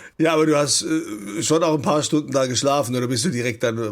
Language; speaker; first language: German; native; German